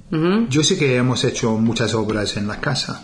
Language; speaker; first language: Spanish; non-native, fluent; English